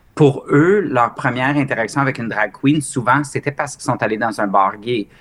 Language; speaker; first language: French; native; French